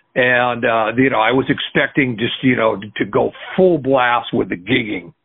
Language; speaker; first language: English; native; English